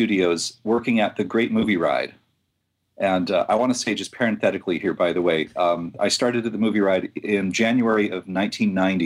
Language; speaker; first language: English; native; English